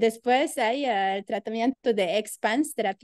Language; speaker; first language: Spanish; non-native, learner; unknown